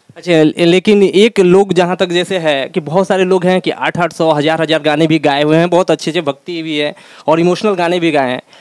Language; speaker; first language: Hindi; native; Hindi